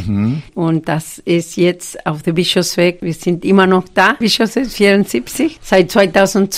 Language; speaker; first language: German; non-native, fluent; Spanish